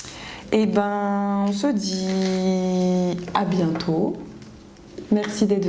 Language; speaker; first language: French; native; French